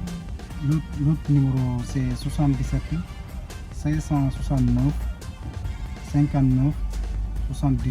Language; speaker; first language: French; non-native, local second language; Wolof